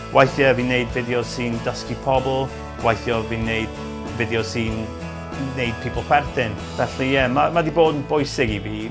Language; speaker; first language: Welsh; non-native, local second language; English